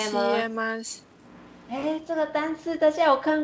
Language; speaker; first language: Chinese; non-native, fluent; Japanese